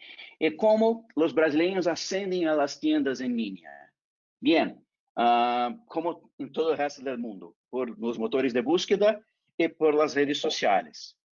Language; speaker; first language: Spanish; non-native, fluent; Portuguese